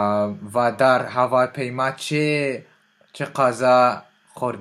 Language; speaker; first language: Persian; non-native, learner; French